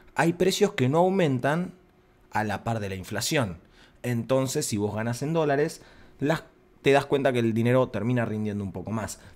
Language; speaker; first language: Spanish; native; Spanish